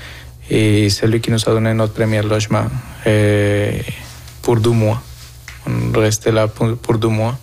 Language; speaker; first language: French; non-native, fluent; Spanish